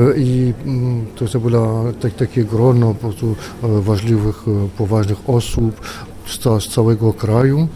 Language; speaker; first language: Polish; non-native, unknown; French